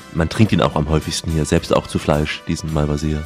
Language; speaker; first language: German; native; German